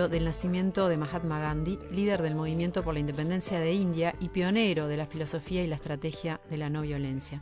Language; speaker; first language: Spanish; native; Spanish